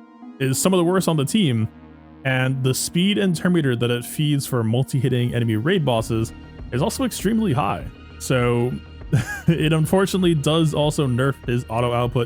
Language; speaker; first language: English; native; English